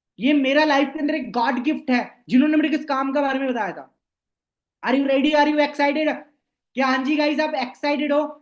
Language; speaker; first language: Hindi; non-native, local second language; Bangla